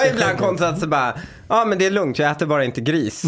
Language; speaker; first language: Swedish; early bilingual, other home language; Persian